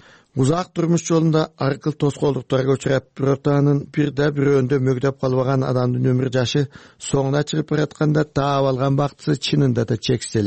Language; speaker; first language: Kyrgyz; native; Kyrgyz